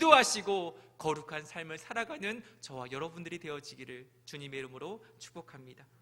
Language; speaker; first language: Korean; native; Korean